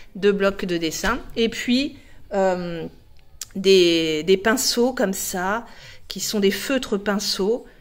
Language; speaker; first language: French; native; French